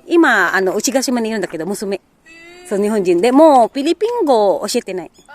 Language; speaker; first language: Japanese; early bilingual, other home language; Filipino